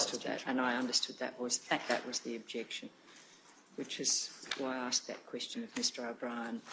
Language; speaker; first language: English; native; English